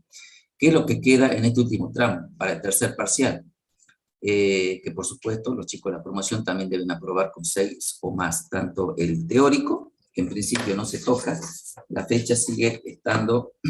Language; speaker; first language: Spanish; native; Spanish